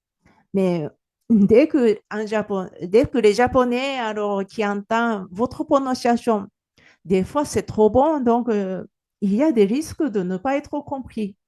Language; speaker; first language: French; non-native, fluent; Japanese